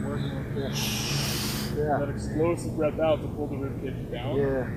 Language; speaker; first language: English; native; English